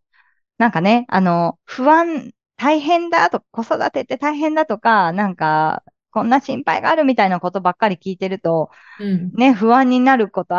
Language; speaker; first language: Japanese; native; Japanese